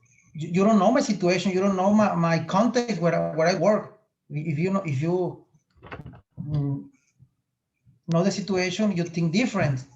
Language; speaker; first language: English; non-native, fluent; Spanish